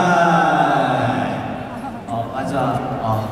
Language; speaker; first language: Japanese; non-native, learner; Korean